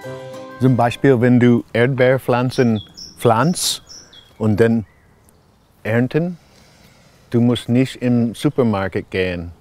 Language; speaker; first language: German; non-native, learner; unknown